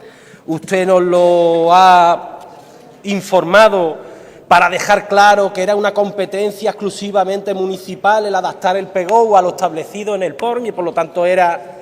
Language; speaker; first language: Spanish; native; Spanish